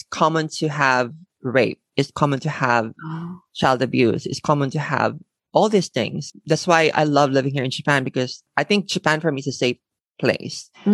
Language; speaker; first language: English; non-native, local second language; Filipino